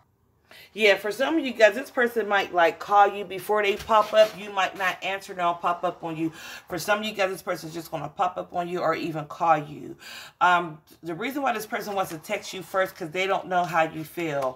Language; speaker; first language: English; native; English